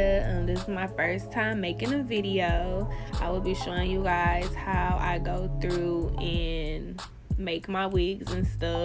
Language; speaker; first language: English; native; English